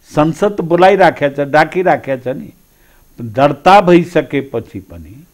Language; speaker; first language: Nepali; non-native, local second language; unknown